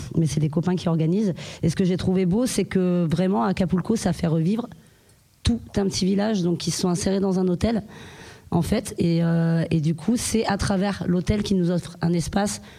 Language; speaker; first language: French; native; French